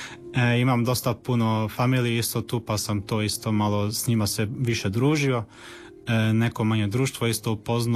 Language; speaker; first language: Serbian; early bilingual, heritage; Croatian